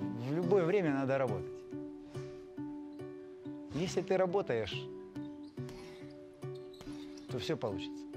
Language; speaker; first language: Russian; native; Russian